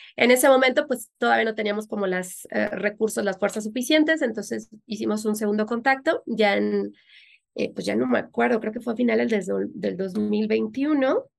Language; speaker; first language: Spanish; native; Spanish